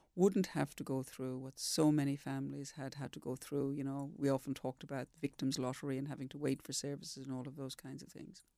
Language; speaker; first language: English; native; English